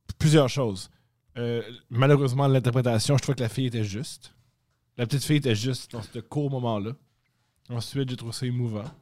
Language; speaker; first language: French; native; French